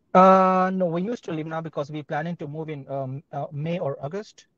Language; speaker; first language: English; non-native, fluent; Arabic